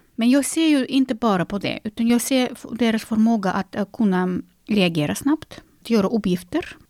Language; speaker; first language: Swedish; non-native, fluent; Russian